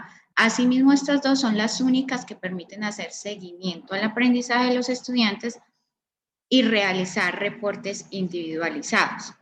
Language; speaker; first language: Spanish; native; Spanish